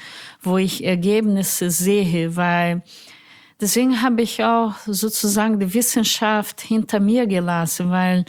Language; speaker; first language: German; non-native, fluent; Portuguese